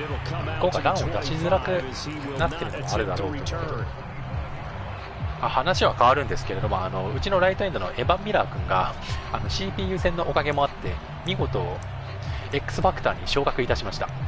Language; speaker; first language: Japanese; native; Japanese